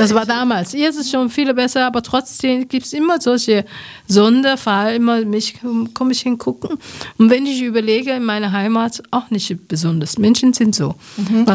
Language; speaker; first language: German; non-native, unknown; Chinese